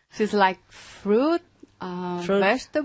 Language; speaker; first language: English; non-native, learner; Portuguese